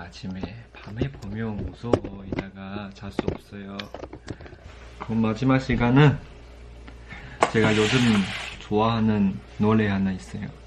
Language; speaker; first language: Korean; non-native, fluent; Chinese